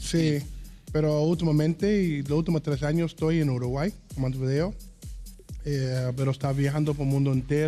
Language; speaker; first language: Spanish; non-native, learner; English